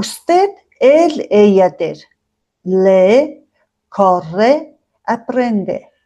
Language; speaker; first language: Spanish; non-native, fluent; Mongolian